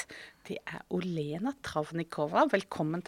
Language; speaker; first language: Norwegian; native; Norwegian